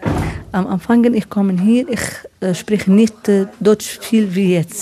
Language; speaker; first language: German; non-native, learner; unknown